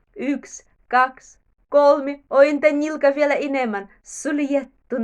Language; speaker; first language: Finnish; non-native, learner; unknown